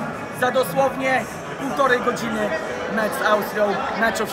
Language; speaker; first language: Polish; native; Polish